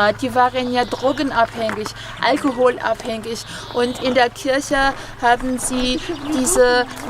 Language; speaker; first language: German; non-native, fluent; Georgian